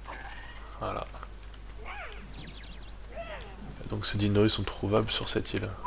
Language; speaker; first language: French; native; French